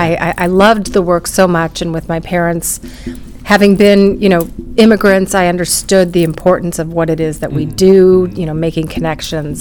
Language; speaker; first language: English; native; English